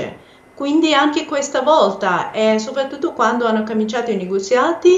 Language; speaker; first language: Italian; non-native, fluent; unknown